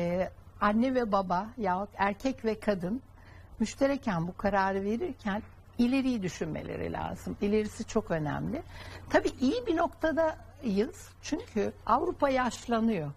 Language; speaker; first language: Turkish; native; Turkish